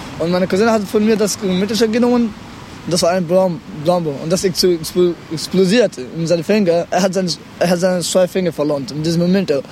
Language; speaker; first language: German; non-native, learner; Pashto